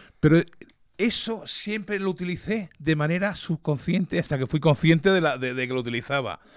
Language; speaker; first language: Spanish; early bilingual, other home language; English